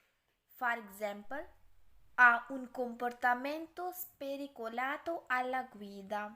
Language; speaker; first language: Italian; non-native, fluent; Urdu